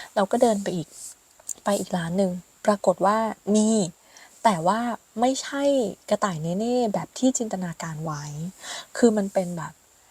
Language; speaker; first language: Thai; native; Thai